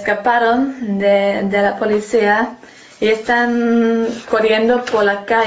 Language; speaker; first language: Spanish; non-native, learner; English